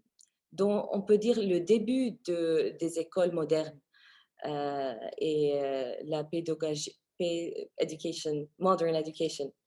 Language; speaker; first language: French; non-native, fluent; Arabic